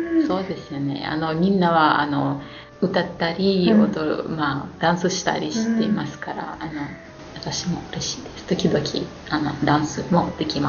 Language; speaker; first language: Japanese; non-native, fluent; Ukrainian